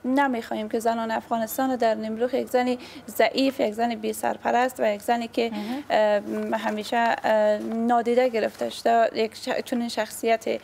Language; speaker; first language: Persian; native; Persian